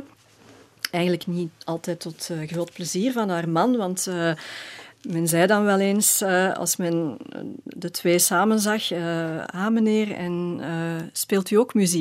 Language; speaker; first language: Dutch; native; Dutch